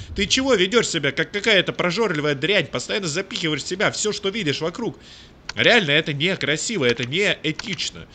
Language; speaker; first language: Russian; native; Russian